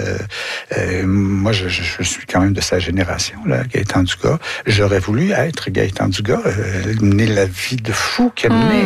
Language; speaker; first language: French; native; French